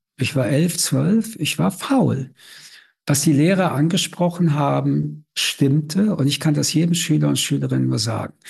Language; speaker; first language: German; early bilingual, other home language; French